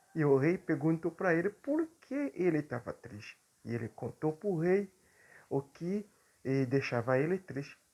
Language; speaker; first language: Portuguese; non-native, fluent; Haitian Creole